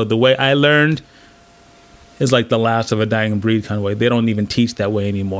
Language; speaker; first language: English; native; English